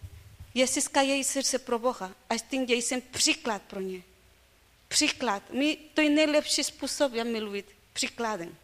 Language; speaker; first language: Czech; non-native, learner; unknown